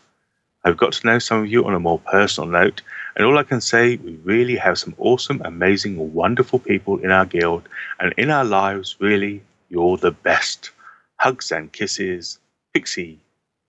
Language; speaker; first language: English; native; English